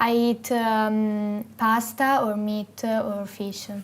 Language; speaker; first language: English; non-native, learner; Italian